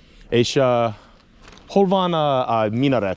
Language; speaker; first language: Hungarian; non-native, learner; English